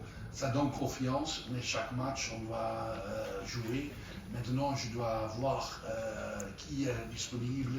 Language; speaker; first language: French; non-native, learner; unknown